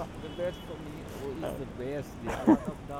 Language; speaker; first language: English; non-native, learner; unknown